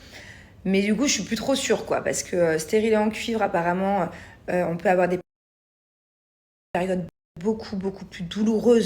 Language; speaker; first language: French; native; French